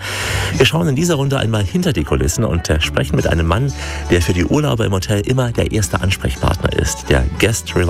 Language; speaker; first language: German; native; German